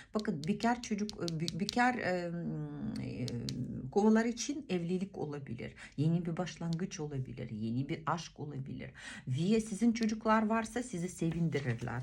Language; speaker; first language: Turkish; non-native, fluent; Russian